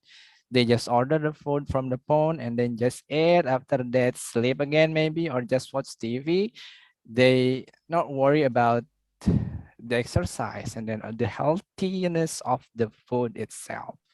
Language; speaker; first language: English; non-native, learner; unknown